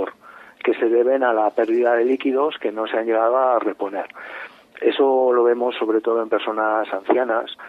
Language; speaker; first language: Spanish; native; Spanish